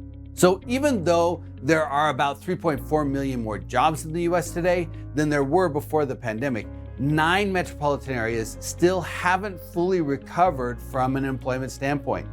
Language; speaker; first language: English; native; English